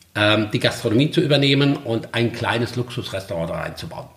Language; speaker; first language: German; native; German